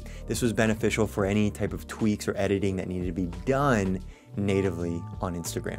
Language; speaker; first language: English; native; English